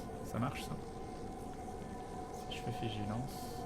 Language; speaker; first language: French; native; French